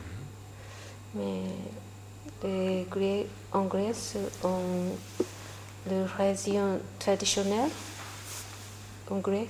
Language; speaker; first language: French; non-native, learner; Japanese